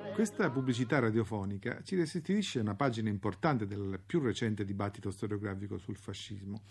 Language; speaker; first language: Italian; native; Italian